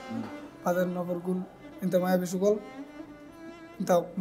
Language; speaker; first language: Arabic; non-native, learner; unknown